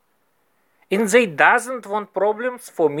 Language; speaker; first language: English; non-native, learner; Russian